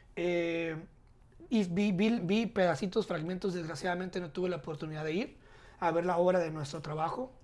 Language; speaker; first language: Spanish; early bilingual, heritage; Spanish